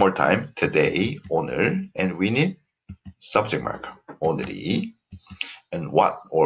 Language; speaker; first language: English; non-native, fluent; Korean